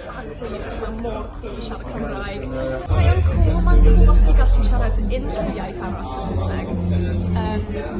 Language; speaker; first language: Welsh; non-native, local second language; English